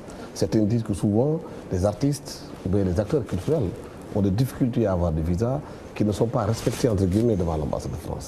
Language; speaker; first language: French; non-native, local second language; Wolof